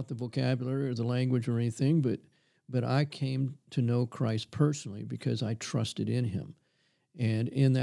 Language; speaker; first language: English; native; English